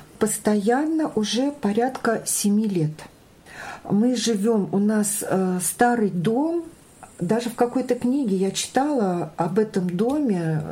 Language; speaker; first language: Russian; native; Russian